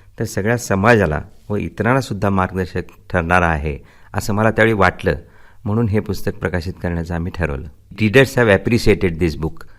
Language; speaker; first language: Marathi; non-native, local second language; Gujarati